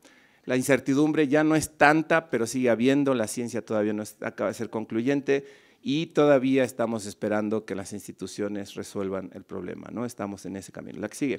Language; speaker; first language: Spanish; native; Spanish